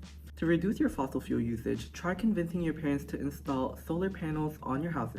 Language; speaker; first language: English; native; English